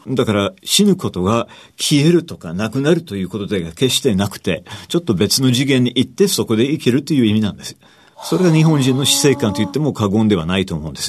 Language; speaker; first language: Japanese; non-native, fluent; English